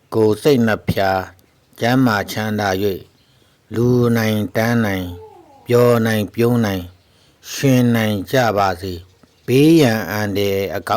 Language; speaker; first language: Burmese; non-native, local second language; Shan